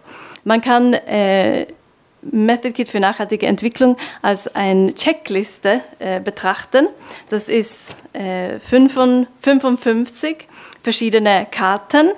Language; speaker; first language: German; non-native, fluent; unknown